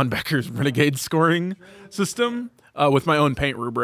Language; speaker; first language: English; native; English